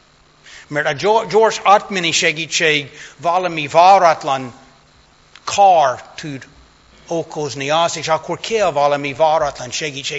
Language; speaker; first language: Hungarian; non-native, fluent; English